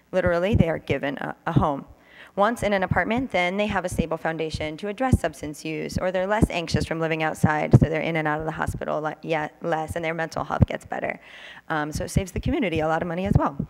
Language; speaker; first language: English; native; English